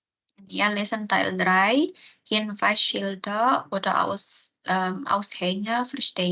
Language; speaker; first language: German; non-native, fluent; Indonesian